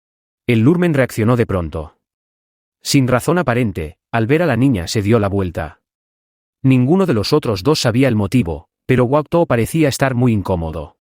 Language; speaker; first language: Spanish; native; Spanish